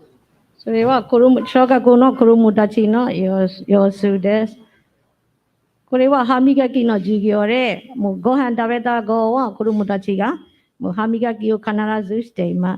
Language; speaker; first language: Japanese; non-native, fluent; Burmese